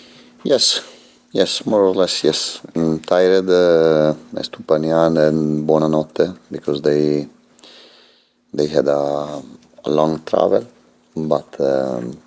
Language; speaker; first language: English; non-native, fluent; Italian